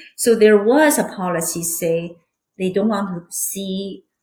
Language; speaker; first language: English; non-native, fluent; Chinese